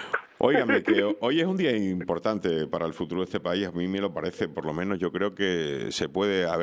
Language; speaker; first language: Spanish; native; Spanish